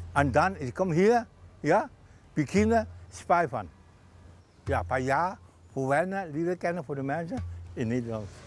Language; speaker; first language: Dutch; non-native, learner; Cantonese